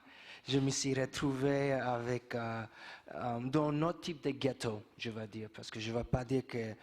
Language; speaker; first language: French; non-native, fluent; English